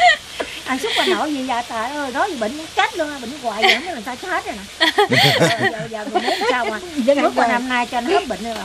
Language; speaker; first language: Vietnamese; native; Vietnamese